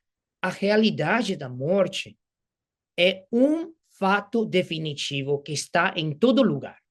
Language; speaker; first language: Portuguese; non-native, fluent; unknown